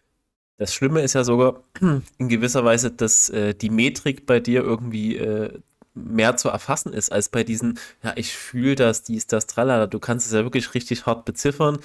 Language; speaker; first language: German; native; German